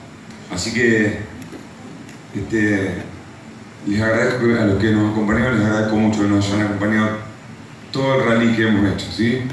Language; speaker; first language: Spanish; native; Spanish